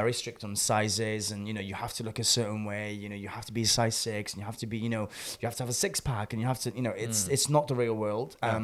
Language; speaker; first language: English; native; English